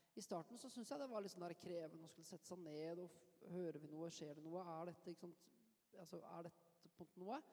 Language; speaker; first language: Norwegian; native; Norwegian